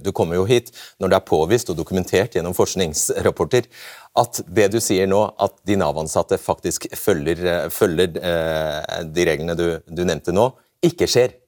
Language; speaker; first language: Norwegian; native; Norwegian